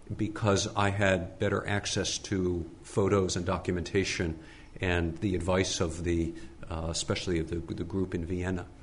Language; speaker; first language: English; native; English